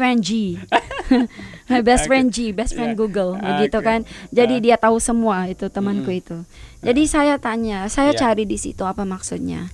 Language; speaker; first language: Indonesian; non-native, fluent; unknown